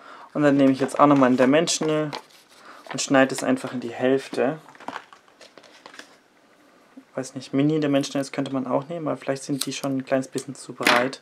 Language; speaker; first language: German; native; German